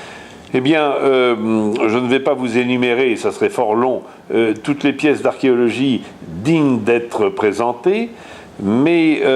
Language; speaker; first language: French; native; French